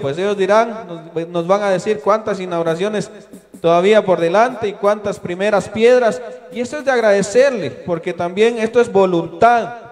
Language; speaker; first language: Spanish; non-native, local second language; Kaqchikel